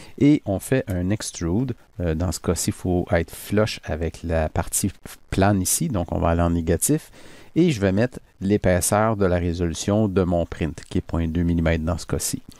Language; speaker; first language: French; native; French